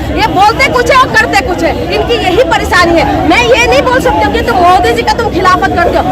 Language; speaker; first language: Hindi; non-native, local second language; Manipuri